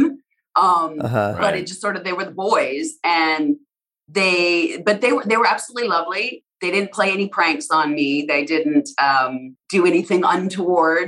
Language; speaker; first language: English; native; English